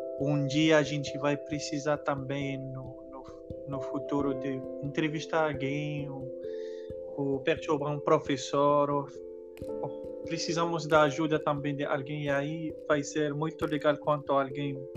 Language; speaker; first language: Portuguese; non-native, fluent; Arabic